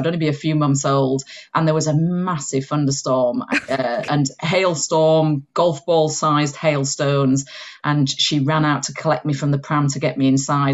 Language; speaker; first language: English; native; English